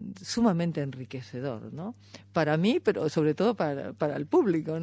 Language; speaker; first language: Spanish; native; Spanish